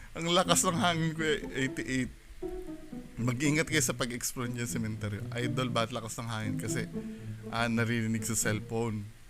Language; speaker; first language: Filipino; native; Filipino